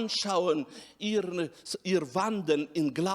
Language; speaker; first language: German; non-native, fluent; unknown